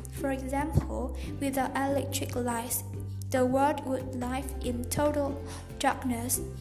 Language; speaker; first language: English; non-native, fluent; Vietnamese